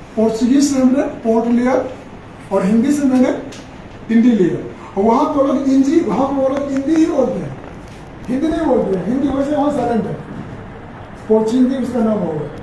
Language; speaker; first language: Hindi; native; Hindi